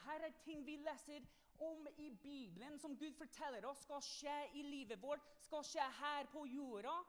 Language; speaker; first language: Norwegian; non-native, fluent; English